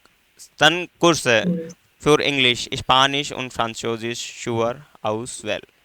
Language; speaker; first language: German; non-native, fluent; Hindi